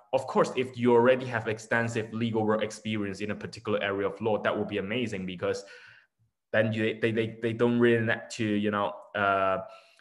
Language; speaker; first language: English; non-native, local second language; Cantonese